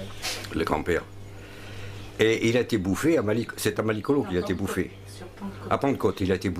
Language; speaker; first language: French; native; French